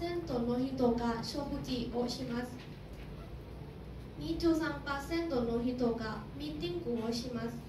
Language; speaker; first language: Japanese; non-native, learner; Thai